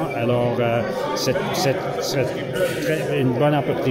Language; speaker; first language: French; non-native, learner; English